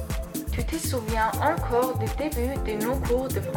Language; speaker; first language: French; non-native, learner; German